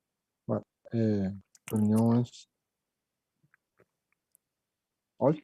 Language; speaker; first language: English; non-native, learner; Spanish